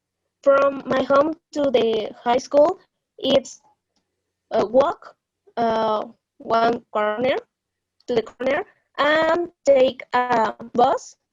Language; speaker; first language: English; non-native, learner; Spanish